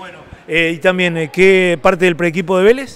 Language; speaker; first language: Spanish; native; Spanish